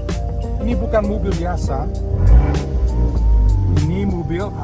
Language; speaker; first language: Indonesian; early bilingual, heritage; Dutch